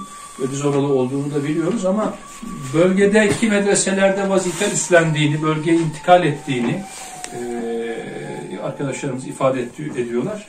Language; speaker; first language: Turkish; native; Turkish